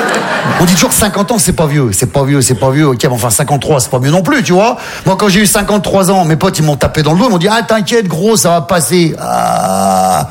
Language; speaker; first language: French; native; French